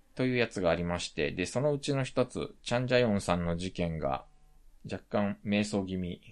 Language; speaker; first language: Japanese; early bilingual, heritage; Korean